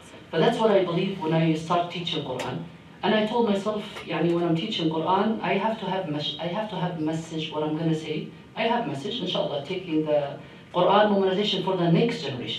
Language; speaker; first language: English; non-native, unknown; Arabic